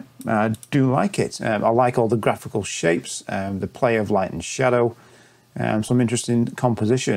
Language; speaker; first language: English; native; English